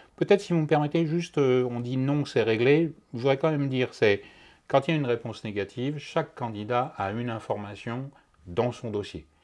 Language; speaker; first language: French; native; French